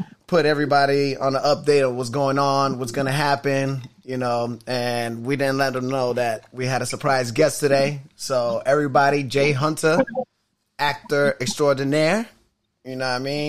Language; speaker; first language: English; native; English